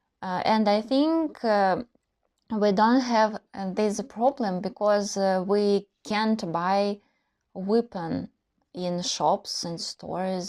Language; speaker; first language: English; non-native, learner; Russian